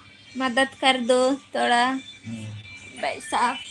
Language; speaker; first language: Hindi; non-native, local second language; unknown